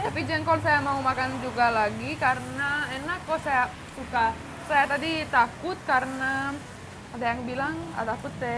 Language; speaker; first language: Indonesian; non-native, fluent; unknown